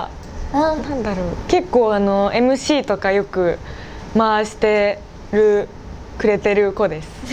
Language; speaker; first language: Japanese; native; Japanese